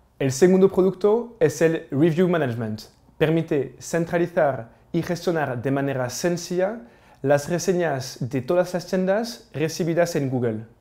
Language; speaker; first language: Spanish; non-native, fluent; French